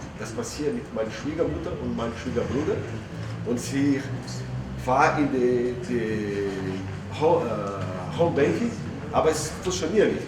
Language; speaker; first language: German; non-native, learner; Portuguese